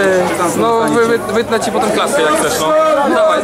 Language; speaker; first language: Polish; native; Polish